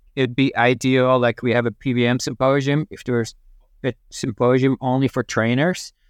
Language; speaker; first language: English; non-native, fluent; Dutch